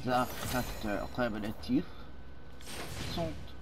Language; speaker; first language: French; non-native, learner; Japanese